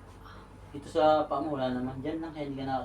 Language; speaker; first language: Filipino; native; Filipino